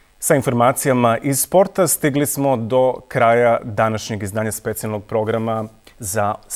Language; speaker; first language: Serbian; native; Serbian